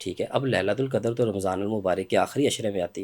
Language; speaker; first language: Urdu; native; Urdu